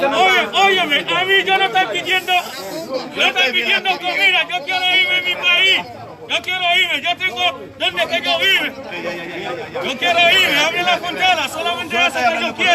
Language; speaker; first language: Spanish; non-native, learner; Haitian Creole